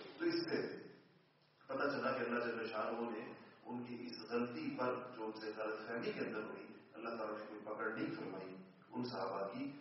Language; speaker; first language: Urdu; non-native, local second language; Pashto